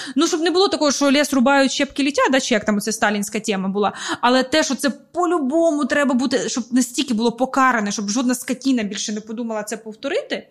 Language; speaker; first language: Ukrainian; non-native, local second language; Russian